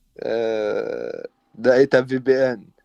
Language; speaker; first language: Russian; non-native, learner; Arabic